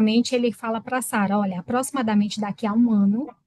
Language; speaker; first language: Portuguese; native; Portuguese